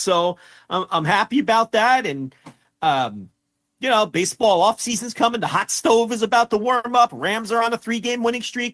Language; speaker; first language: English; native; English